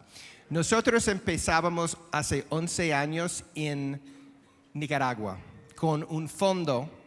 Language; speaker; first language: Spanish; non-native, fluent; English